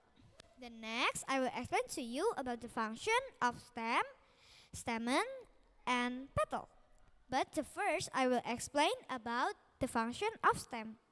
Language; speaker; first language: English; non-native, learner; Indonesian